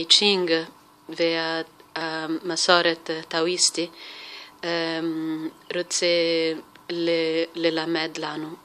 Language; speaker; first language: Hebrew; non-native, fluent; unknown